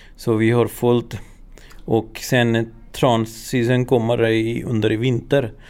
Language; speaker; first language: Swedish; non-native, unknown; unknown